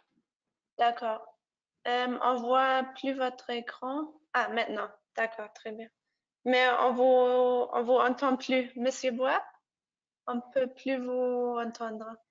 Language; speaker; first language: French; non-native, fluent; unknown